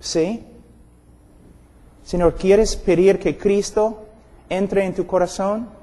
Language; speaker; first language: Spanish; non-native, fluent; English